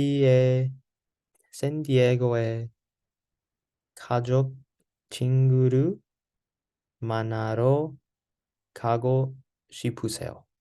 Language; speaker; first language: Korean; non-native, learner; English